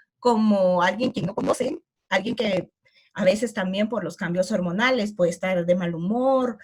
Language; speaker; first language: Spanish; native; Spanish